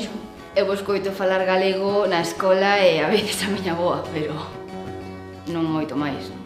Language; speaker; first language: Galician; non-native, local second language; Spanish